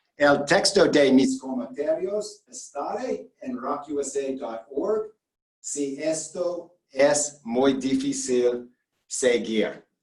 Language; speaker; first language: Spanish; non-native, learner; English